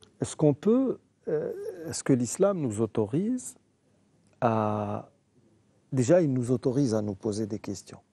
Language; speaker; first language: French; non-native, local second language; Arabic